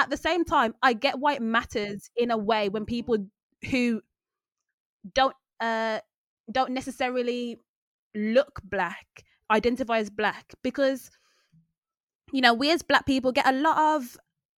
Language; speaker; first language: English; native; English